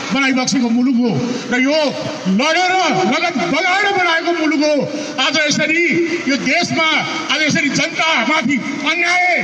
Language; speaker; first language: Nepali; native; Nepali